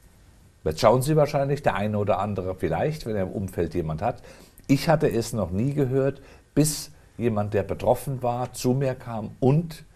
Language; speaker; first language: German; native; German